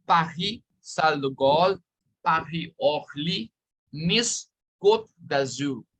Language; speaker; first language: French; non-native, fluent; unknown